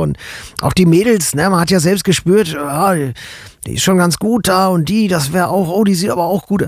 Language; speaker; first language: German; native; German